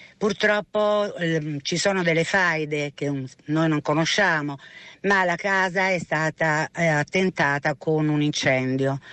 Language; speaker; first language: Italian; native; Italian